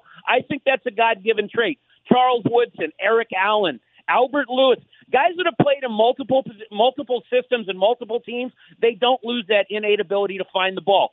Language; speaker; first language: English; native; English